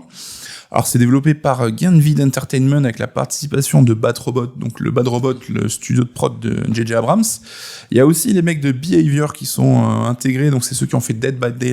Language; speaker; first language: French; native; French